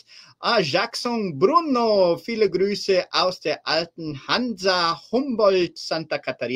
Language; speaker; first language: German; early bilingual, heritage; German